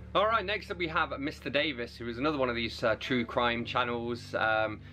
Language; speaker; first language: English; native; English